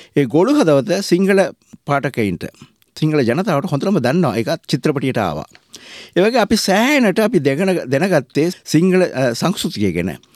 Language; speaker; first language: Sinhala; non-native, local second language; Tamil